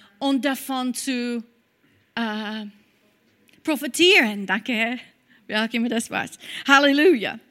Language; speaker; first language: German; non-native, fluent; English